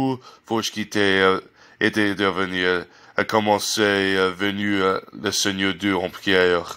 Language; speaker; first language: French; non-native, learner; English